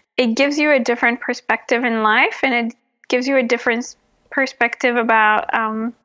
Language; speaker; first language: English; non-native, fluent; French